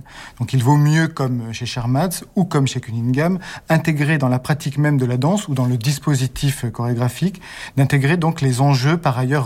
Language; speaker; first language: French; native; French